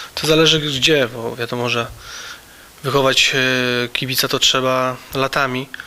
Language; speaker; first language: Polish; native; Polish